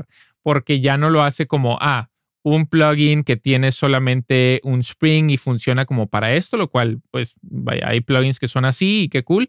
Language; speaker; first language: Spanish; native; Spanish